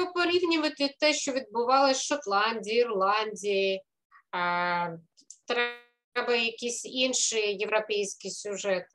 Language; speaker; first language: Ukrainian; non-native, fluent; Russian